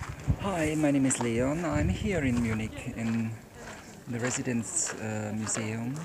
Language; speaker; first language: English; non-native, fluent; German